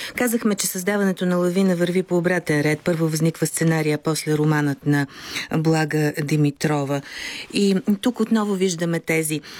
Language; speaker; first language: Bulgarian; native; Bulgarian